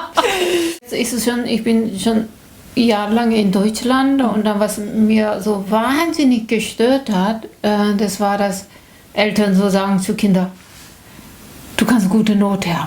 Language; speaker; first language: German; non-native, learner; Korean